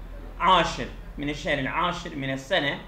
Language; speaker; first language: Arabic; non-native, fluent; Turkish